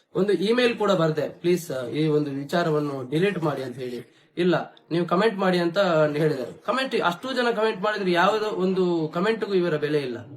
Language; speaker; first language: Kannada; non-native, local second language; Tulu